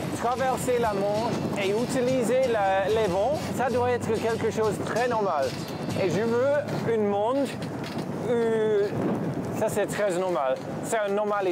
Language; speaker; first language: French; non-native, fluent; English